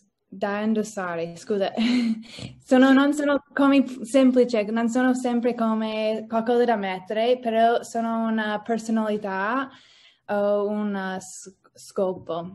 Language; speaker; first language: Italian; non-native, learner; English